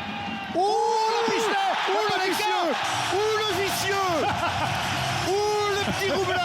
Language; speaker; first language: French; native; French